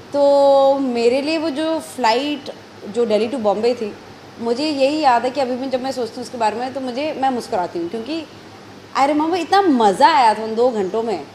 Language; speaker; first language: Hindi; native; Hindi